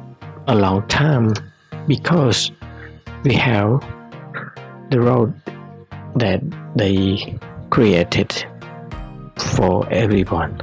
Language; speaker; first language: English; non-native, learner; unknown